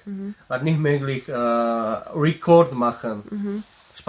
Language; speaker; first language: German; non-native, learner; Slovak